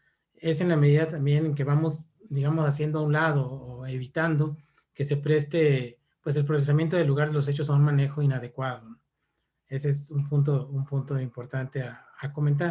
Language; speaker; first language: Spanish; native; Spanish